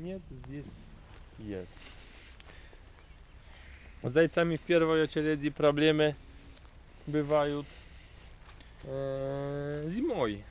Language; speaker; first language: Russian; non-native, fluent; Polish